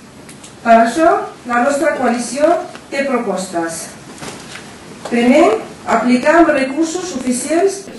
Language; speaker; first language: Catalan; non-native, fluent; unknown